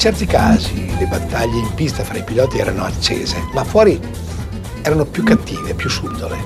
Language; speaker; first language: Italian; native; Italian